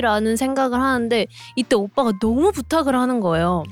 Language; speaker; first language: Korean; native; Korean